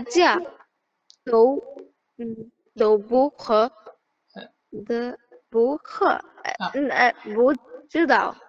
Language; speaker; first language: Chinese; non-native, learner; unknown